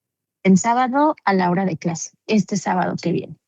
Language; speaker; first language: Spanish; native; Spanish